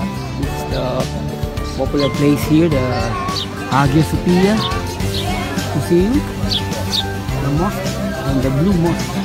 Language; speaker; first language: English; non-native, learner; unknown